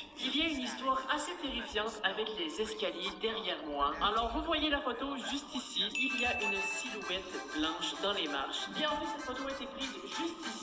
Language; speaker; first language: French; native; French